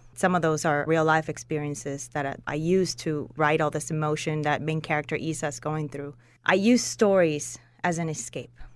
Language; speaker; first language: English; non-native, fluent; Spanish